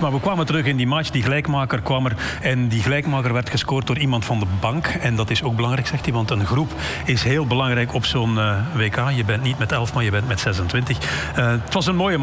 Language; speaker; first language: Dutch; native; Dutch